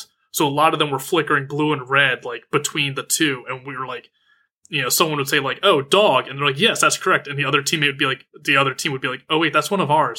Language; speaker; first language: English; native; English